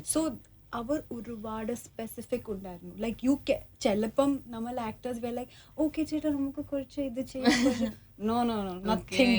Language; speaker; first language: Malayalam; early bilingual, heritage; Malayalam